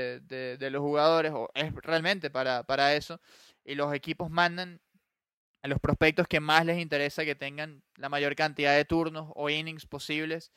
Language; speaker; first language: Spanish; native; Spanish